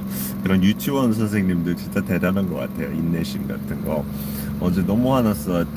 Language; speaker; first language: Korean; non-native, fluent; English